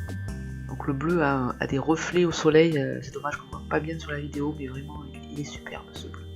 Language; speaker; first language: French; native; French